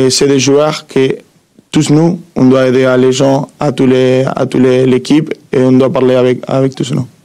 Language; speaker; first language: French; non-native, fluent; Spanish